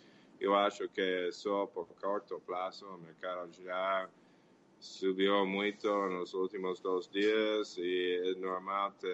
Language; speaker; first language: Portuguese; non-native, fluent; English